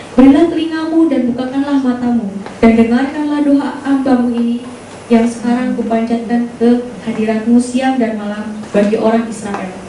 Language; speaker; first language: Indonesian; native; Indonesian